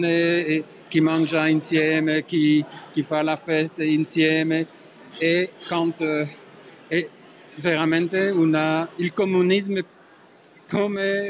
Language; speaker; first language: Italian; non-native, learner; French